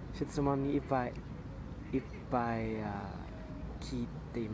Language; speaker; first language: Japanese; non-native, learner; German